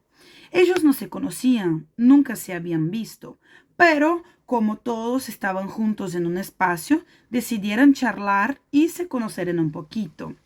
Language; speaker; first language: Spanish; non-native, fluent; Portuguese